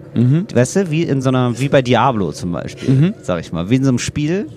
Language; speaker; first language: German; native; German